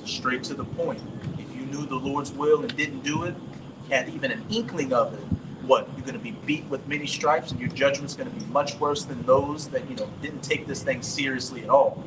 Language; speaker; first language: English; native; English